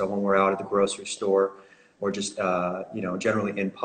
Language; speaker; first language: English; native; English